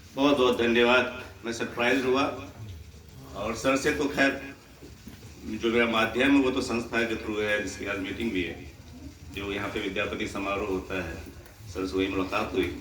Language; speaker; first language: Hindi; non-native, local second language; Maithili